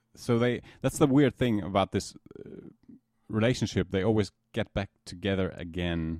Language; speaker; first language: English; non-native, fluent; German